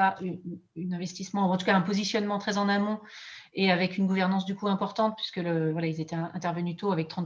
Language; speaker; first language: French; native; French